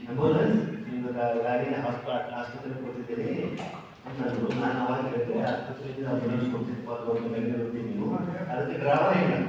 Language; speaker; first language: Kannada; non-native, local second language; Hindi